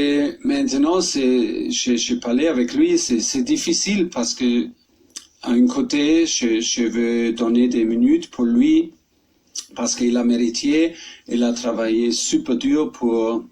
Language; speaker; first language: French; non-native, learner; German